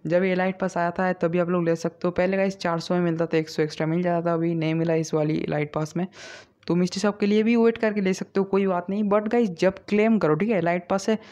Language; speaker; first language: Hindi; non-native, local second language; Bangla